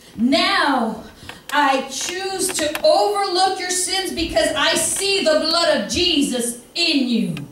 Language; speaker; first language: English; early bilingual, other home language; Spanish